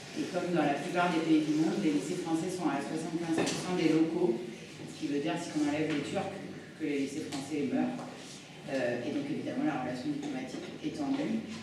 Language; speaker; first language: French; native; French